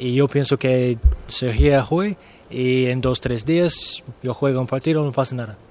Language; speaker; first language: Spanish; non-native, learner; English